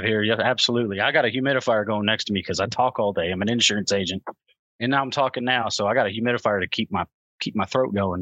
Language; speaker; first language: English; native; English